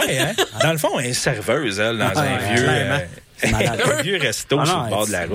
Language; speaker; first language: French; native; French